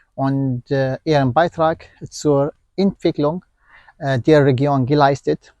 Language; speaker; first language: German; non-native, fluent; Arabic